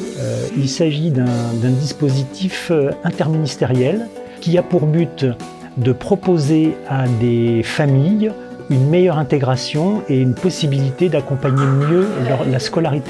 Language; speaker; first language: French; native; French